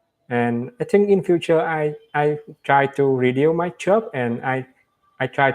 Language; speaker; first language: English; non-native, learner; Vietnamese